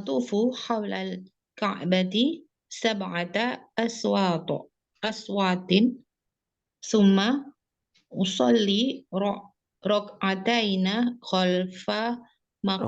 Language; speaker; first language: Arabic; non-native, learner; Indonesian